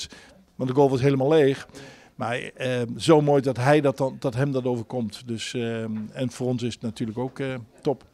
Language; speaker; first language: Dutch; native; Dutch